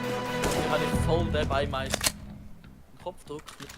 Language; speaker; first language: German; native; German